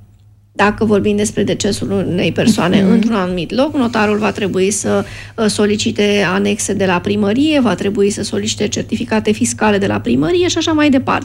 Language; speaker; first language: Romanian; native; Romanian